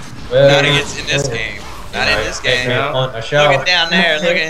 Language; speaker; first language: English; native; English